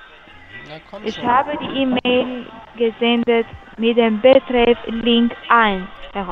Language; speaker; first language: German; non-native, learner; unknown